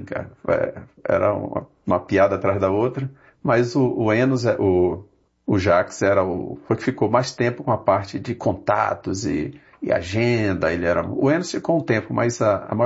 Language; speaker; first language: Portuguese; native; Portuguese